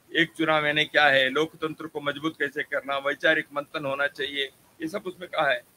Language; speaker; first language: Hindi; non-native, local second language; Kannada